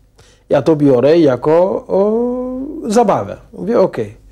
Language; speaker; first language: Polish; non-native, fluent; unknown